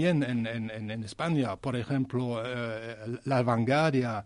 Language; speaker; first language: Spanish; non-native, learner; German